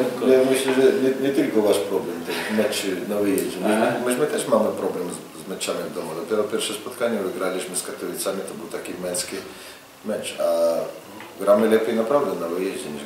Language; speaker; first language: Polish; non-native, fluent; Russian